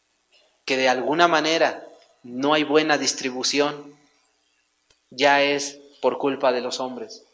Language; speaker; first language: Spanish; native; Spanish